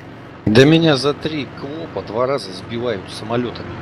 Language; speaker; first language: Russian; native; Russian